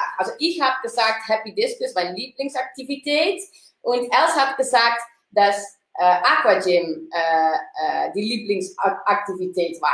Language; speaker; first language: German; non-native, learner; Dutch